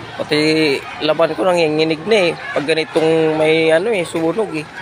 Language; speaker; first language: Filipino; native; Filipino